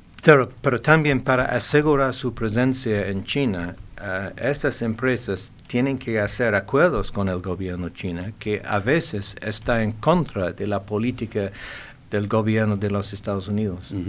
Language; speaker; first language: Spanish; non-native, fluent; English